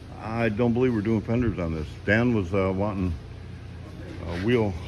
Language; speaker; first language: English; native; English